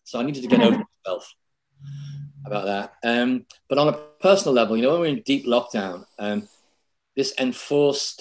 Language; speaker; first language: English; native; English